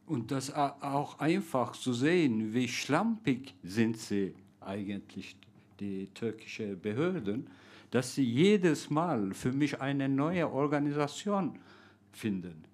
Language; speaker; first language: German; non-native, fluent; Turkish